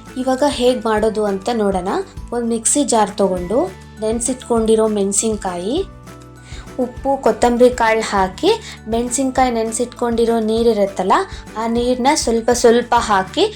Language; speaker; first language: Kannada; native; Kannada